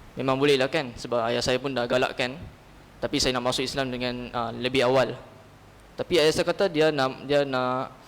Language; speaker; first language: Malay; non-native, local second language; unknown